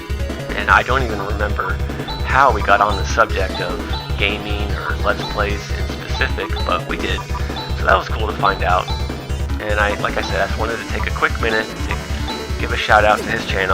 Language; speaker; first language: English; native; English